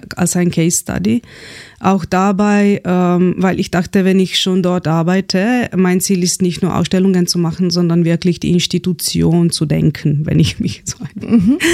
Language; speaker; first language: German; non-native, fluent; Slovenian